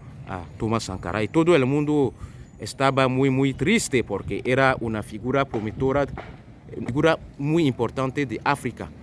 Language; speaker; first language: Spanish; non-native, fluent; French